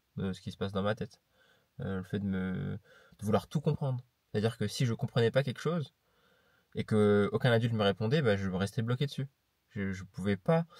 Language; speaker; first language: French; native; French